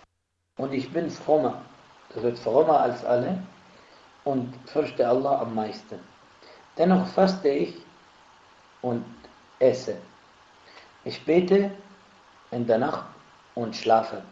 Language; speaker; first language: German; non-native, fluent; Arabic